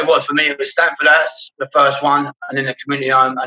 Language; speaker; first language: English; native; English